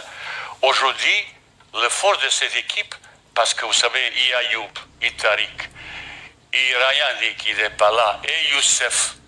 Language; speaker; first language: French; non-native, fluent; Bosnian